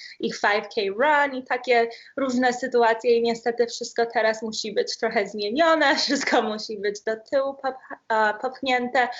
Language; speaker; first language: Polish; early bilingual, heritage; Polish